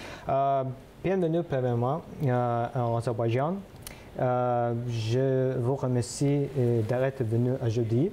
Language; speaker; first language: French; non-native, learner; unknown